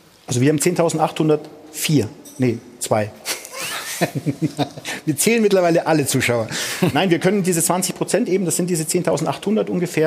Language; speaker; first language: German; native; German